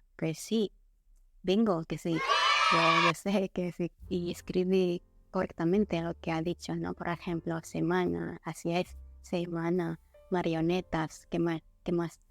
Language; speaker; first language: Spanish; non-native, learner; Indonesian